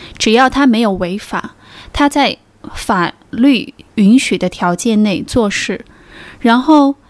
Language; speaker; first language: Chinese; native; Chinese